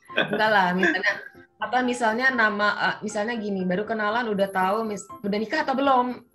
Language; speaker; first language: Indonesian; early bilingual, heritage; Indonesian